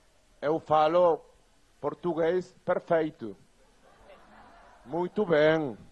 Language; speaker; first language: Portuguese; non-native, learner; Spanish